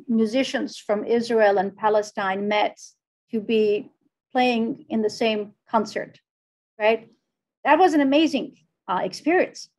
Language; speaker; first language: English; non-native, fluent; Arabic